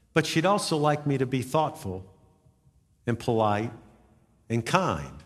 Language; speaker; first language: English; native; English